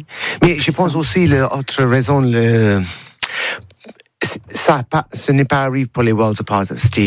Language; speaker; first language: French; non-native, learner; English